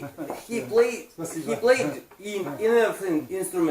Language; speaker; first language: English; non-native, learner; Russian